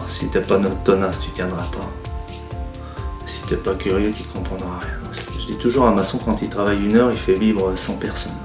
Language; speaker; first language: French; native; French